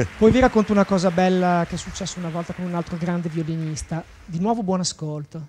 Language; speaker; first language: Italian; native; Italian